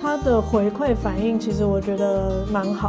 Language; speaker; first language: Chinese; native; Chinese